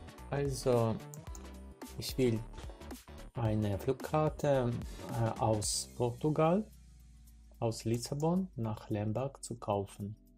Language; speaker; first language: German; non-native, learner; Ukrainian